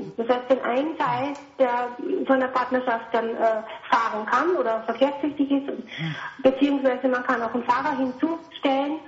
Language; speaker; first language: German; native; German